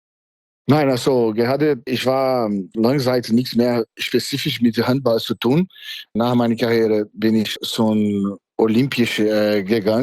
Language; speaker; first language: German; non-native, fluent; Portuguese